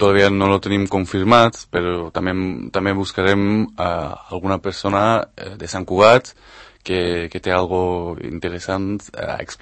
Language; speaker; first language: Catalan; non-native, fluent; Spanish